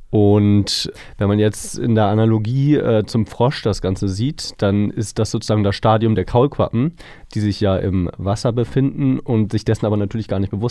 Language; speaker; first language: German; native; German